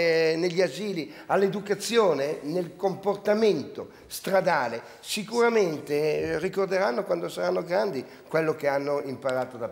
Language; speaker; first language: Italian; native; Italian